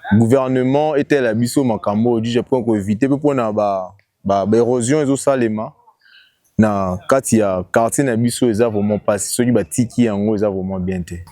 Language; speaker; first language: Lingala; native; Lingala